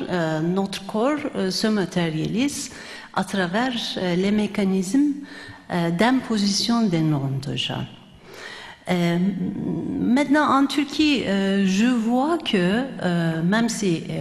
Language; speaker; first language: French; non-native, fluent; Turkish